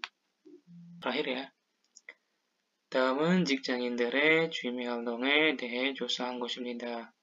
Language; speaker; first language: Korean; non-native, fluent; Indonesian